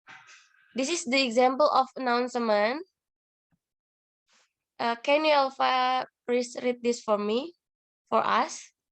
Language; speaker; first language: English; non-native, learner; Indonesian